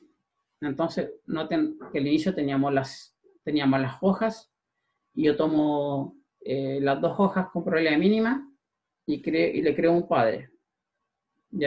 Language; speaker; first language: Spanish; native; Spanish